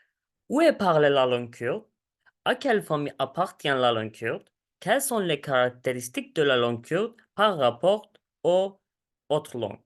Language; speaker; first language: French; non-native, learner; Kurdish